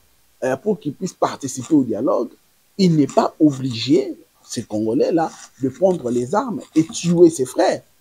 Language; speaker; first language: French; non-native, local second language; Lingala